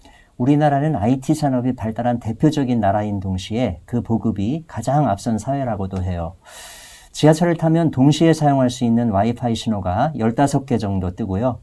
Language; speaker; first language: Korean; native; Korean